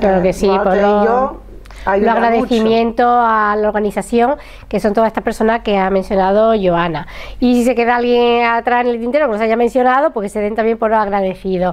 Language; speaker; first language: Spanish; native; Spanish